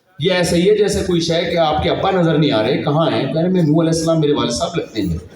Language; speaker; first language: Urdu; native; Urdu